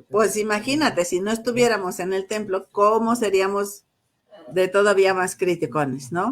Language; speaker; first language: Spanish; native; Spanish